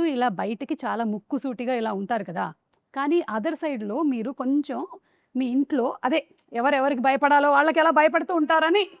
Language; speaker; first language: Telugu; native; Telugu